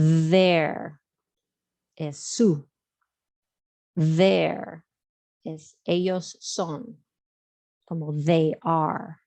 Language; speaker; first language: Spanish; non-native, fluent; English